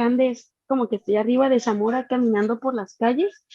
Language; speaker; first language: Spanish; native; Spanish